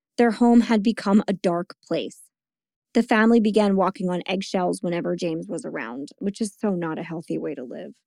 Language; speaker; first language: English; native; English